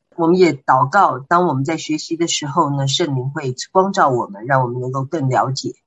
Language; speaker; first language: Chinese; native; Chinese